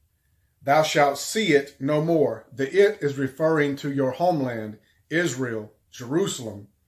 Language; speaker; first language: English; native; English